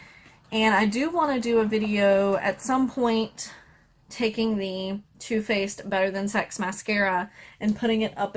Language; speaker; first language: English; native; English